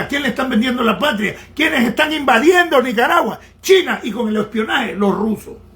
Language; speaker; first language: Spanish; native; Spanish